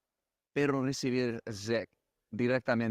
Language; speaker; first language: Spanish; non-native, fluent; English